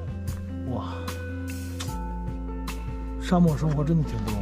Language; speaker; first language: Chinese; native; Chinese